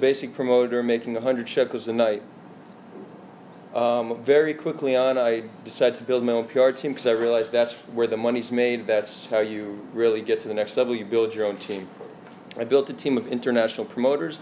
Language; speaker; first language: English; native; English